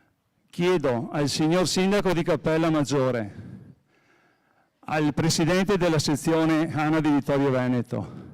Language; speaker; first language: Italian; native; Italian